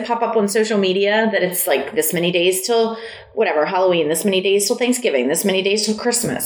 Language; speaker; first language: English; native; English